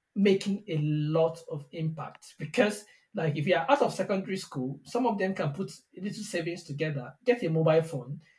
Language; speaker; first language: English; non-native, local second language; Yoruba